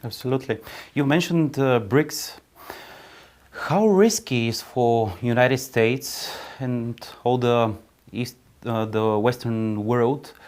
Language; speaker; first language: English; non-native, fluent; Bulgarian